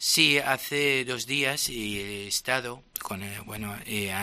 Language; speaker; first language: Spanish; non-native, fluent; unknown